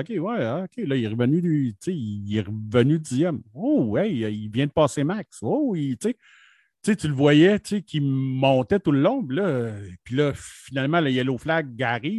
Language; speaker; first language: French; native; French